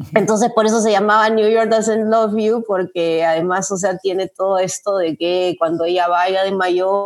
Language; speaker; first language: Spanish; native; Spanish